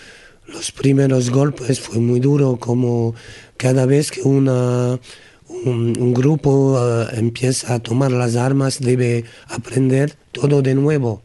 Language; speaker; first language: Spanish; non-native, learner; French